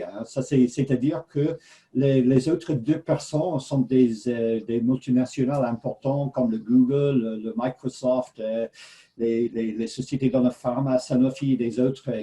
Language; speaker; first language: French; non-native, fluent; English